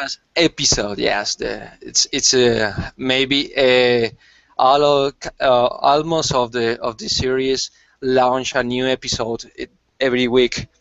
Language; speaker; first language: English; non-native, learner; Spanish